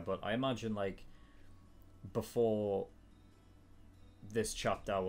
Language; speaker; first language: English; native; English